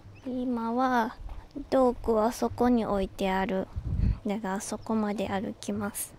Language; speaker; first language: Japanese; non-native, learner; Chinese